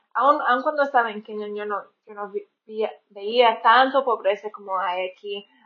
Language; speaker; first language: Spanish; non-native, fluent; English